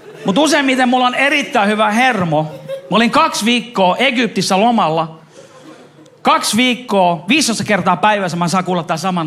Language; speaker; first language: Finnish; native; Finnish